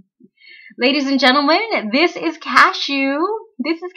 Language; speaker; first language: English; native; English